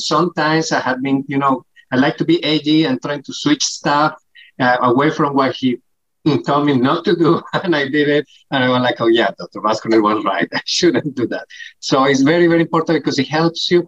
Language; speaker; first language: English; non-native, fluent; Spanish